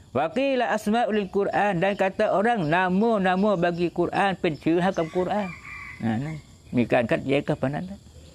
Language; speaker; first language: Malay; native; Malay